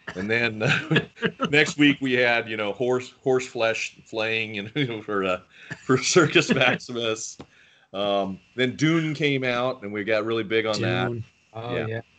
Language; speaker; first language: English; native; English